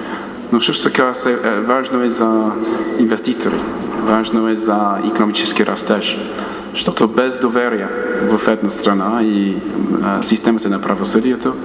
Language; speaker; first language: Bulgarian; non-native, fluent; English